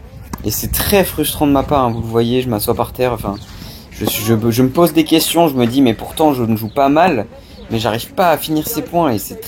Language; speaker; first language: French; native; French